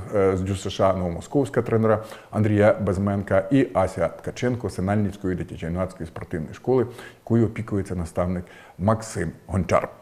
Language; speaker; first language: Ukrainian; native; Ukrainian